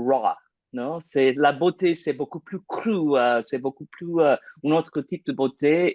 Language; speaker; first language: French; non-native, fluent; English